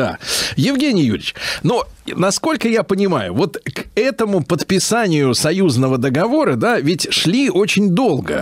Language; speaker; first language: Russian; native; Russian